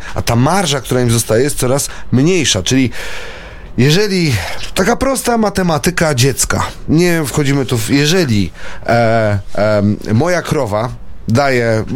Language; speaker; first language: Polish; native; Polish